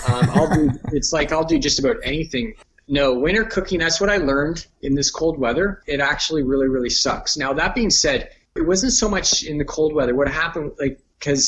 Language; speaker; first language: English; native; English